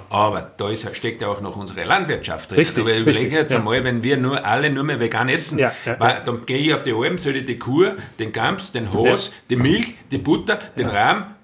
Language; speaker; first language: German; native; German